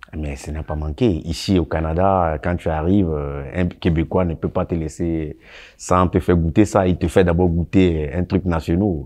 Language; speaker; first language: French; non-native, local second language; Sango